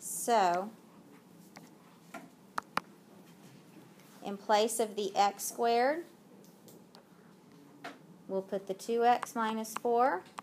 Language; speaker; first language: English; native; English